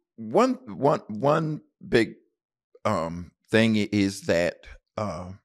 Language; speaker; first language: English; native; English